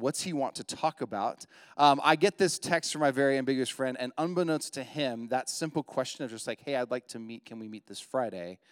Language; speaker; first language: English; native; English